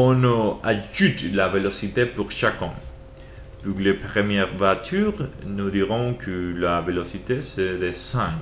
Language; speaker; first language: French; non-native, learner; Spanish